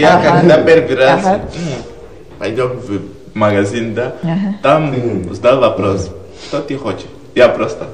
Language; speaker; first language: Russian; non-native, learner; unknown